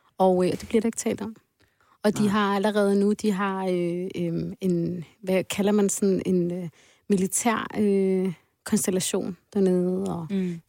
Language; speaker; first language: Danish; early bilingual, other home language; Arabic